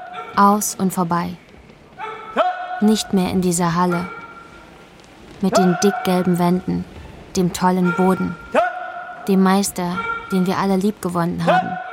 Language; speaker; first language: German; native; German